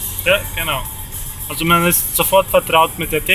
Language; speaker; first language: German; native; German